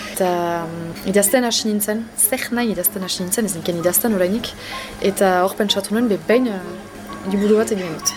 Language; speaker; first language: Basque; non-native, local second language; French